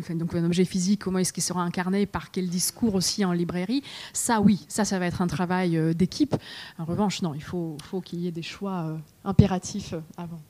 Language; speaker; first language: French; non-native, fluent; Russian